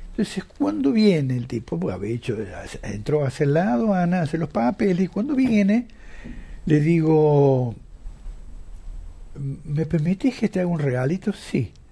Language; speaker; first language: Spanish; native; Spanish